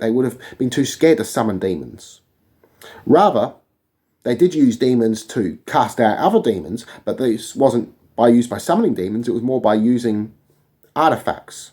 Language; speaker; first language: English; native; English